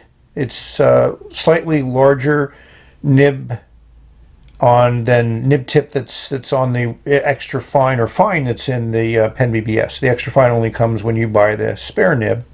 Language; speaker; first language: English; native; English